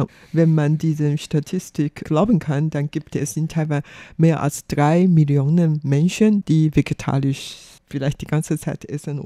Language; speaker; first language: German; non-native, fluent; Chinese